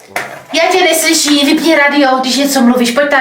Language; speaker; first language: Czech; native; Czech